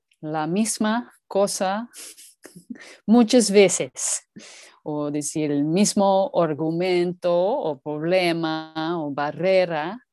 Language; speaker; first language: Spanish; non-native, learner; English